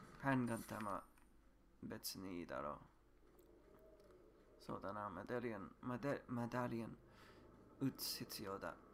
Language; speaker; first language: Japanese; non-native, learner; English